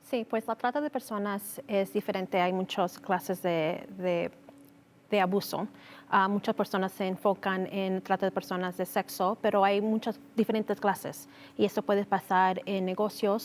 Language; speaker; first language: Spanish; early bilingual, heritage; Spanish